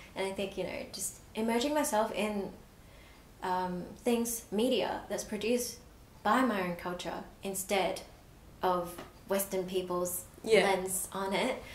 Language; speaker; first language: English; native; English